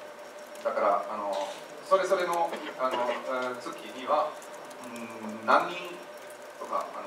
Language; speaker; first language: Japanese; non-native, fluent; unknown